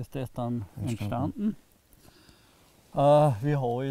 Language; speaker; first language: German; native; German